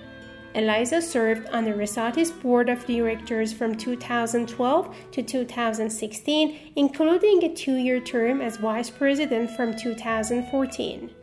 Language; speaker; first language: English; non-native, fluent; Persian